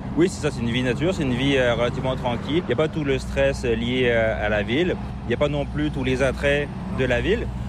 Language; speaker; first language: French; native; French